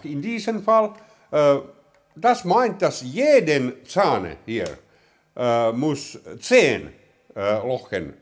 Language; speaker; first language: German; non-native, learner; Finnish